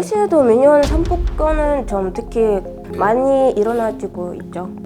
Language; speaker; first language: Korean; non-native, fluent; Russian